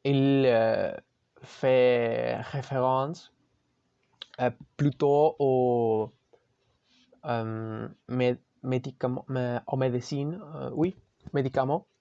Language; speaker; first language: French; non-native, learner; Spanish